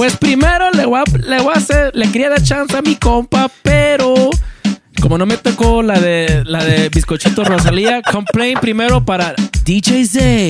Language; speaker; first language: Spanish; early bilingual, other home language; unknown